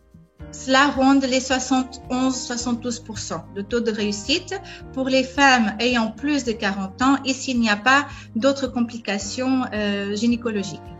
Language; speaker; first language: French; non-native, fluent; Portuguese